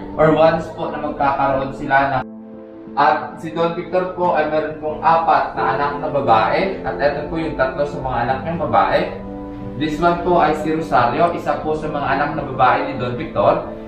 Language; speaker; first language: Filipino; non-native, local second language; Hiligaynon